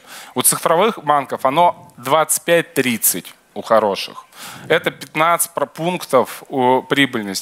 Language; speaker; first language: Russian; native; Russian